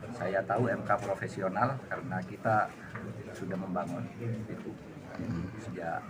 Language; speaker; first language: Indonesian; non-native, local second language; Madurese